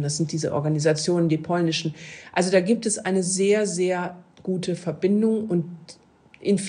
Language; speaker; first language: German; native; German